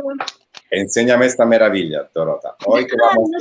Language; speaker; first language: Spanish; non-native, fluent; Italian